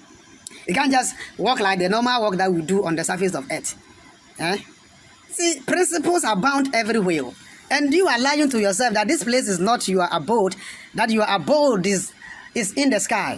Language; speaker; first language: English; non-native, local second language; Akan